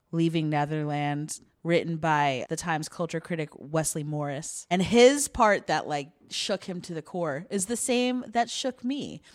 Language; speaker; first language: English; native; English